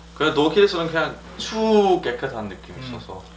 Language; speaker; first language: Korean; non-native, fluent; German